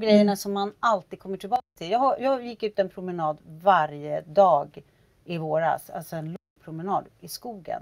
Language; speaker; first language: Swedish; native; Swedish